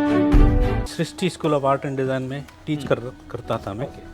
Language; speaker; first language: Hindi; non-native, local second language; Kannada